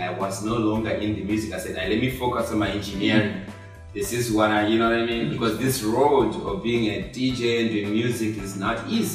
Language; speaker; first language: English; non-native, local second language; Shona